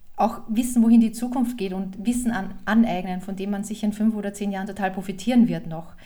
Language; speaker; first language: German; native; German